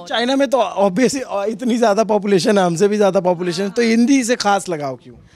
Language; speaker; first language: Hindi; native; Hindi